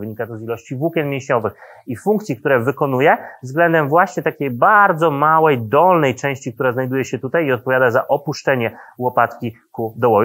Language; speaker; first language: Polish; native; Polish